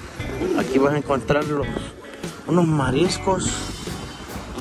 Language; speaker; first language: Spanish; native; Spanish